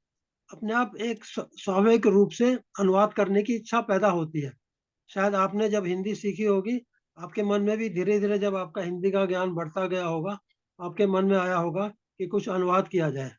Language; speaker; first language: Hindi; native; Hindi